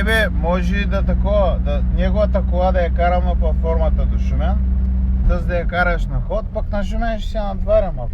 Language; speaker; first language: Bulgarian; native; Bulgarian